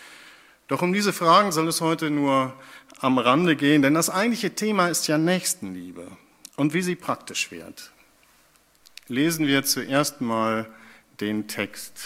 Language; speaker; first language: German; native; German